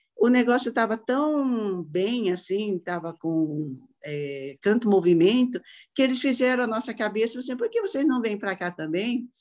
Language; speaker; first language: Portuguese; early bilingual, other home language; Cantonese